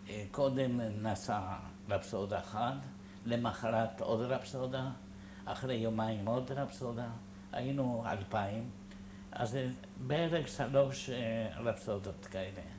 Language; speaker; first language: Hebrew; non-native, fluent; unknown